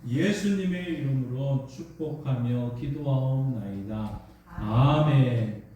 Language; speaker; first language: Korean; native; Korean